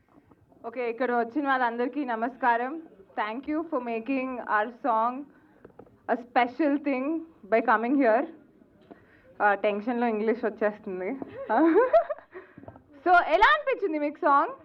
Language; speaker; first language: Telugu; native; Telugu